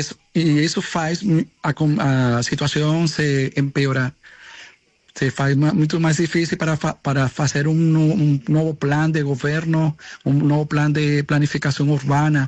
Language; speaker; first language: Portuguese; non-native, learner; Spanish